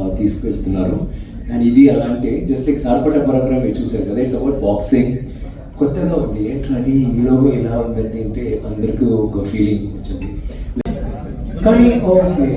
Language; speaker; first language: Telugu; non-native, learner; Tamil